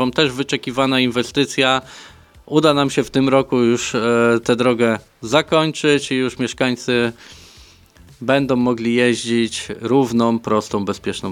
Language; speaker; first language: Polish; native; Polish